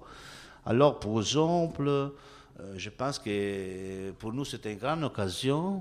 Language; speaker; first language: French; non-native, learner; Italian